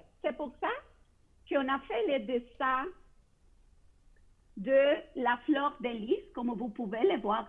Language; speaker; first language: French; non-native, fluent; Spanish